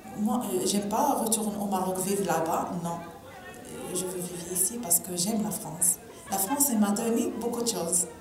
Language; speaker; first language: French; non-native, learner; Arabic